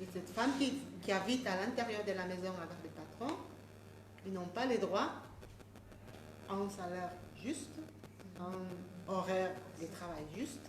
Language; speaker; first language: French; non-native, fluent; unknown